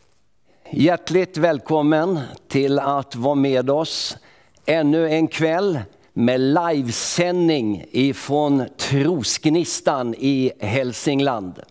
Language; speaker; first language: Swedish; native; Swedish